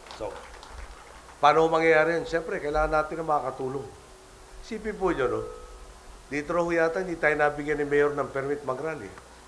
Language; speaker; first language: Filipino; native; Filipino